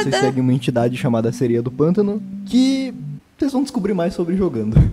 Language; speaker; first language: Portuguese; native; Portuguese